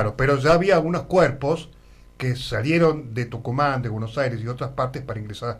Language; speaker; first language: Spanish; native; Spanish